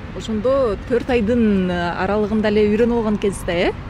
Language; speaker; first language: Kyrgyz; native; Kyrgyz